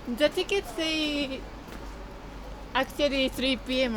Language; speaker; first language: English; non-native, learner; Japanese